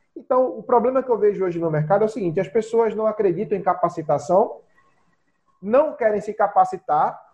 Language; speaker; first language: Portuguese; native; Portuguese